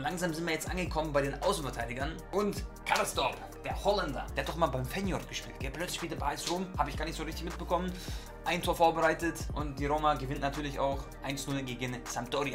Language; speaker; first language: German; native; German